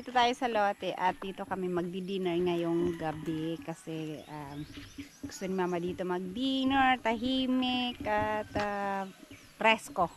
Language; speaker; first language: Filipino; non-native, local second language; Cebuano